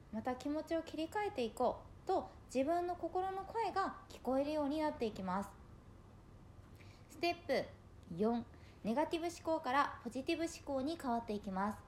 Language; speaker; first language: Japanese; native; Japanese